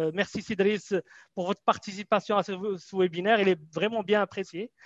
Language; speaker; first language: French; non-native, local second language; Arabic